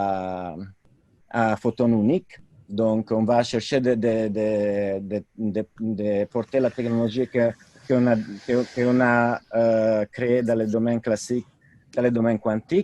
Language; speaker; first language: French; non-native, fluent; Italian